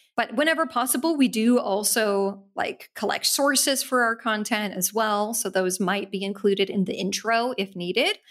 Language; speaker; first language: English; native; English